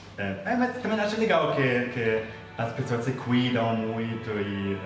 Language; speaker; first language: Portuguese; non-native, fluent; German